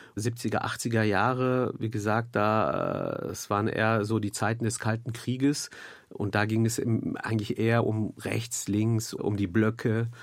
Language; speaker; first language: German; early bilingual, other home language; Turkish